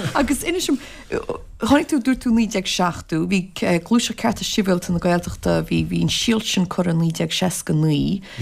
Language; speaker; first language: Irish; native; Irish